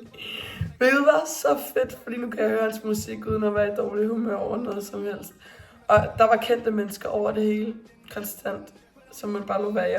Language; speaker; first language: Danish; native; Danish